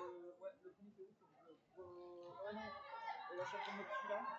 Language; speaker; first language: French; native; French